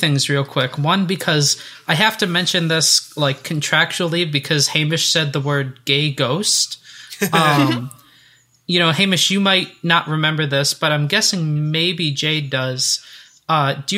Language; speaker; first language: English; native; English